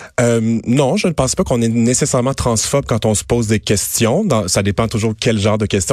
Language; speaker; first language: French; native; French